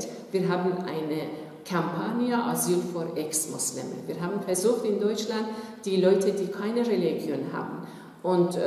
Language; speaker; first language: German; non-native, fluent; Persian